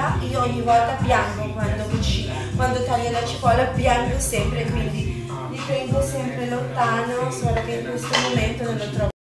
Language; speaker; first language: Italian; early bilingual, other home language; Filipino